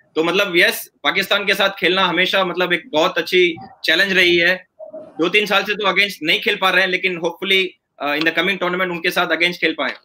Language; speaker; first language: Hindi; non-native, local second language; Gujarati